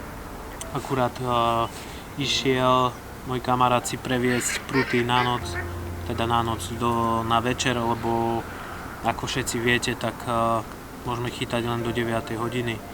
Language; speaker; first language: Slovak; native; Slovak